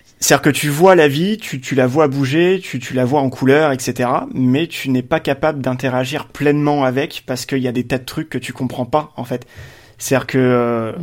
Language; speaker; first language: French; native; French